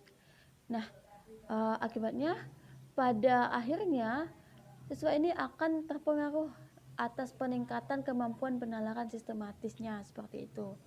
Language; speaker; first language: Indonesian; native; Indonesian